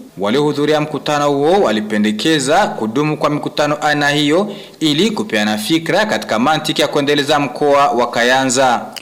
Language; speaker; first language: Swahili; non-native, local second language; Rundi